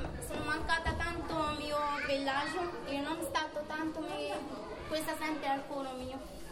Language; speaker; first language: Italian; non-native, learner; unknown